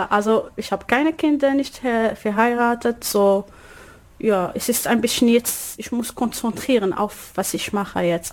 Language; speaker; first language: German; non-native, learner; Arabic